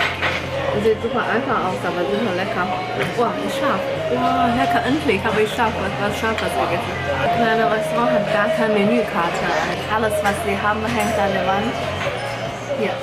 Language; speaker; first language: German; non-native, fluent; Chinese